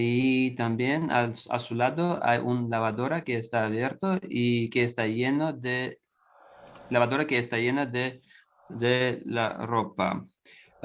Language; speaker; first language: Spanish; non-native, learner; English